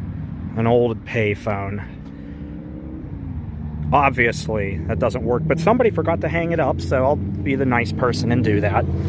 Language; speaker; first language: English; native; English